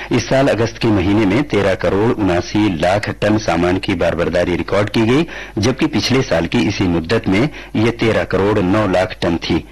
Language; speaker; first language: Urdu; native; Urdu